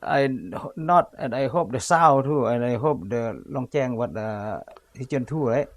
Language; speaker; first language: English; non-native, learner; Lao